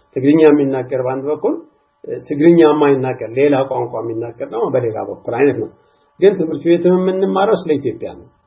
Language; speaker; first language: Amharic; non-native, local second language; Tigrinya